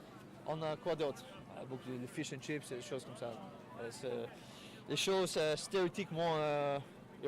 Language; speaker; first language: French; non-native, fluent; English